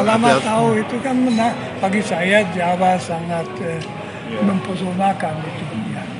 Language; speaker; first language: Indonesian; non-native, fluent; German